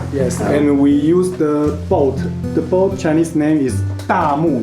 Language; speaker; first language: English; non-native, learner; Chinese